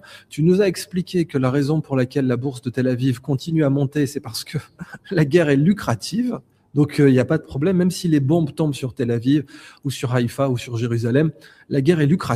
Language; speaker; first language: French; native; French